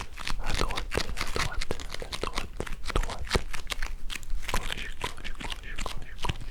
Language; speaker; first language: French; non-native, learner; Dutch